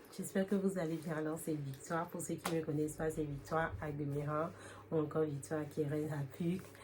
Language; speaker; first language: French; native; French